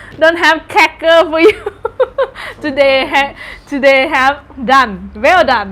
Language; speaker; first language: English; non-native, learner; Thai